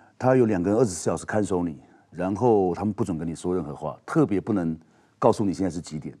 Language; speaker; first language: Chinese; native; Chinese